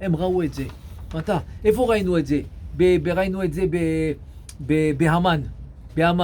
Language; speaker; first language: Hebrew; non-native, fluent; French